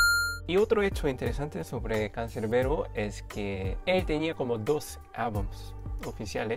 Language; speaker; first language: Spanish; non-native, fluent; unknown